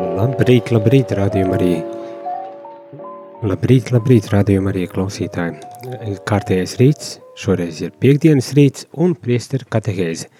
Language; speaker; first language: Latvian; native; Latvian